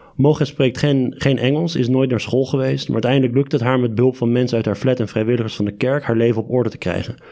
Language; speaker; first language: Dutch; native; Dutch